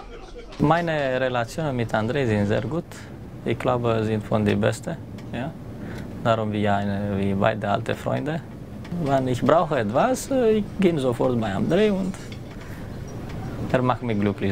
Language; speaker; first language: German; non-native, learner; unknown